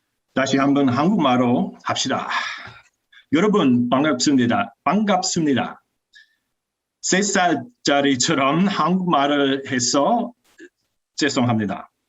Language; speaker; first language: Korean; non-native, learner; English